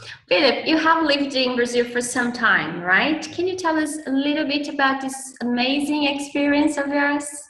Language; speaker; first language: English; non-native, fluent; Portuguese